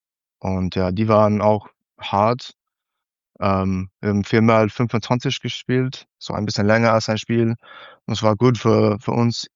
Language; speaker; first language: German; non-native, learner; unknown